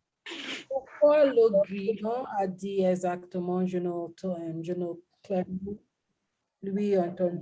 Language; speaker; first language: French; non-native, learner; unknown